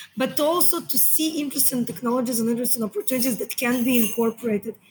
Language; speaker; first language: English; non-native, fluent; Hebrew